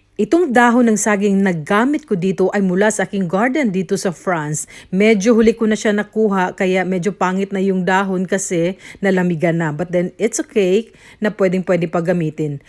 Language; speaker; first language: Filipino; non-native, local second language; Cebuano